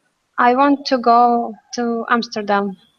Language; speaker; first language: English; non-native, learner; Russian